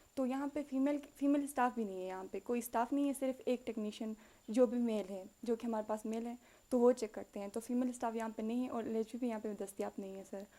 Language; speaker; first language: Urdu; non-native, local second language; Khowar